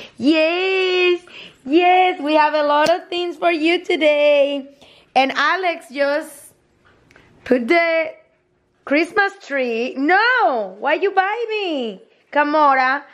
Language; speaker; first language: English; non-native, learner; Spanish